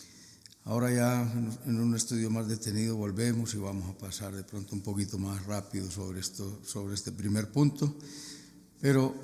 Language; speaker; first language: Spanish; native; Spanish